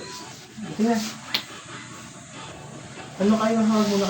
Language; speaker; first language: Filipino; native; Filipino